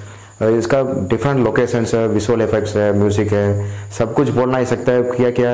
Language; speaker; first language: Hindi; non-native, local second language; Tamil